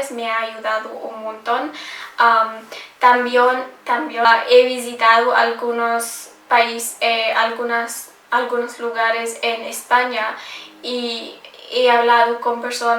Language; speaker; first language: Spanish; non-native, learner; English